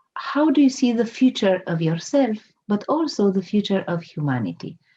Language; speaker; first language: English; non-native, fluent; Romanian